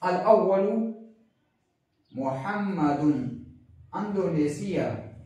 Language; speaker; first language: Arabic; non-native, fluent; Urdu